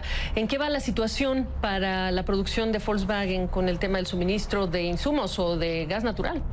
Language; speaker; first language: Spanish; native; Spanish